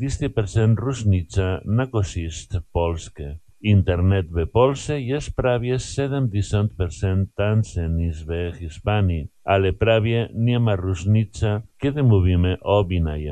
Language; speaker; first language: Polish; non-native, learner; Spanish